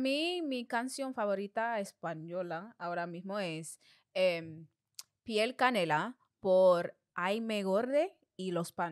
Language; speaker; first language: Spanish; non-native, learner; English